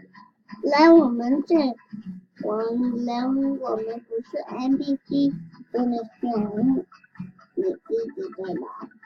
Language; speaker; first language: Chinese; early bilingual, heritage; Chinese